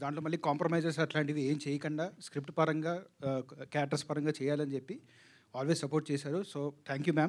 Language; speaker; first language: Telugu; native; Telugu